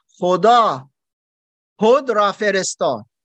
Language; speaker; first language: Persian; non-native, learner; German